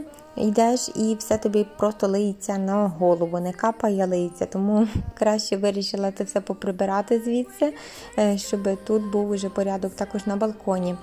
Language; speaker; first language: Ukrainian; native; Ukrainian